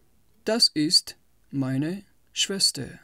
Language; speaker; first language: German; non-native, fluent; Tajik